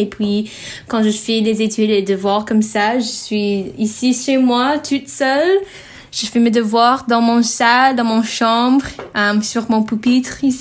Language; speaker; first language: French; non-native, learner; English